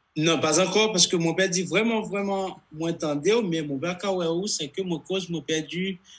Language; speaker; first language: Haitian Creole; non-native, fluent; Spanish